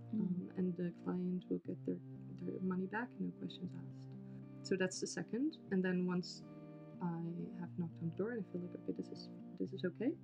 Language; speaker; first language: English; non-native, fluent; Dutch